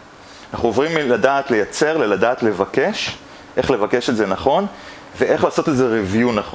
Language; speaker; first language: Hebrew; native; Hebrew